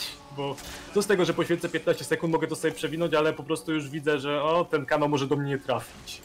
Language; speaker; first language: Polish; native; Polish